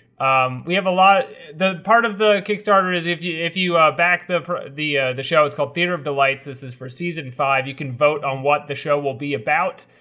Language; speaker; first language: English; native; English